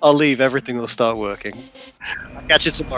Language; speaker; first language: English; native; English